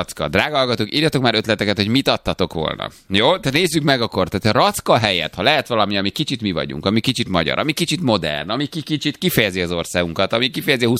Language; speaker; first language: Hungarian; native; Hungarian